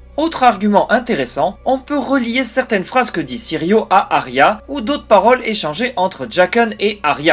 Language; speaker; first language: French; native; French